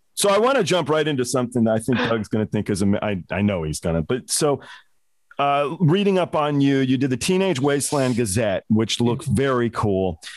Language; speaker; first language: English; native; English